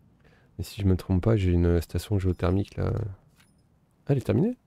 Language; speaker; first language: French; native; French